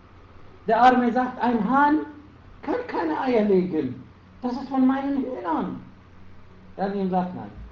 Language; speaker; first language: German; non-native, fluent; Arabic